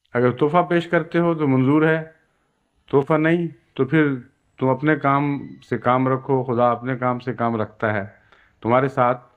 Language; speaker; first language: Urdu; native; Urdu